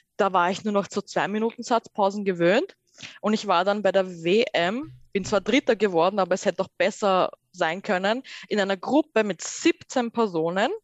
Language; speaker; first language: German; early bilingual, other home language; Persian